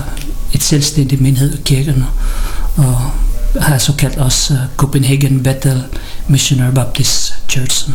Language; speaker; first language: Danish; non-native, learner; Filipino